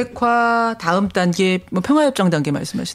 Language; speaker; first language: Korean; native; Korean